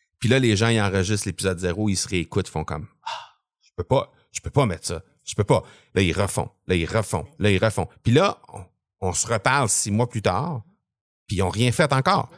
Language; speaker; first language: French; native; French